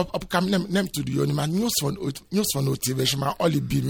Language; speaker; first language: Hungarian; non-native, fluent; Yoruba